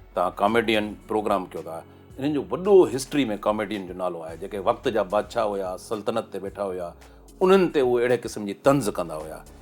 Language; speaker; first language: Sindhi; native; Sindhi